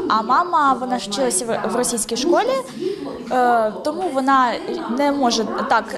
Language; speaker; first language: Ukrainian; non-native, local second language; Russian